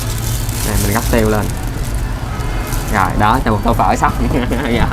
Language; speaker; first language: Vietnamese; native; Vietnamese